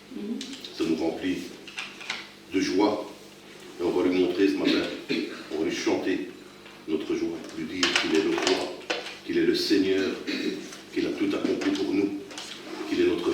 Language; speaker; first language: French; native; French